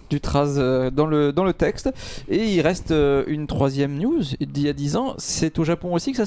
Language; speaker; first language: French; native; French